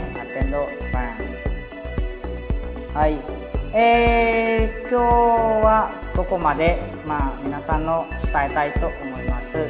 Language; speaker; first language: Japanese; non-native, fluent; Khmer